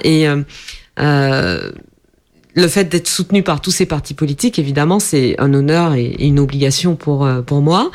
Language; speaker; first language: French; native; French